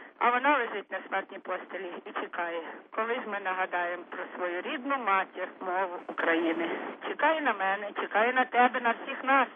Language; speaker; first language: Ukrainian; native; Ukrainian